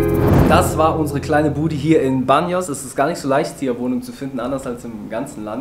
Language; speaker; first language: German; native; German